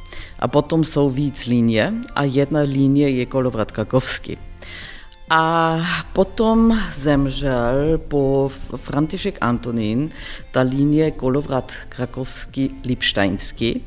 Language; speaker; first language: Czech; non-native, learner; German